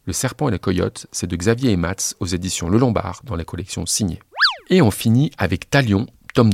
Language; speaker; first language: French; native; French